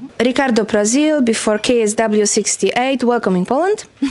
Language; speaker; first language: English; non-native, fluent; Polish